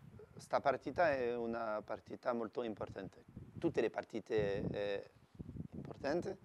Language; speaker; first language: Italian; non-native, learner; French